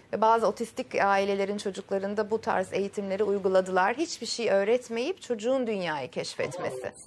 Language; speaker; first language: Turkish; native; Turkish